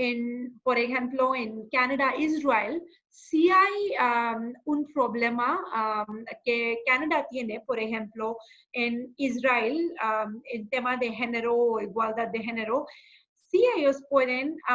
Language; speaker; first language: Spanish; non-native, fluent; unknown